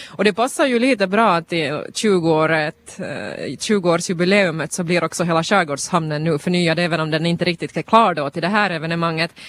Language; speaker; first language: Swedish; native; Swedish